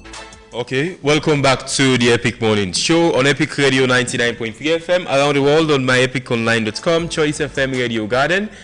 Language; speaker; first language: English; non-native, local second language; Krio